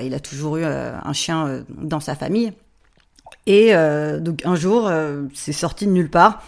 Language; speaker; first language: French; native; French